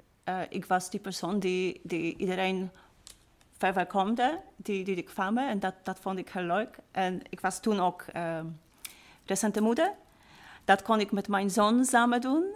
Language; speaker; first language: Dutch; non-native, fluent; Polish